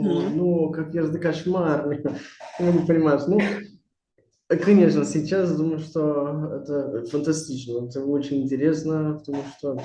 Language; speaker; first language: Russian; non-native, learner; Portuguese